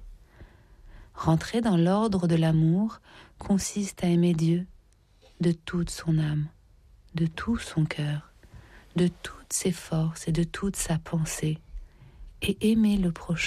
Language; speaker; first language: French; native; French